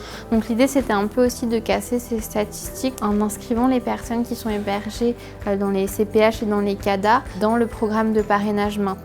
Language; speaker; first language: French; native; French